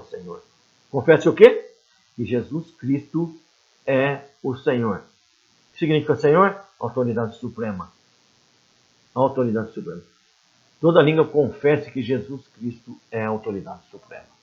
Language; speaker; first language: Portuguese; native; Portuguese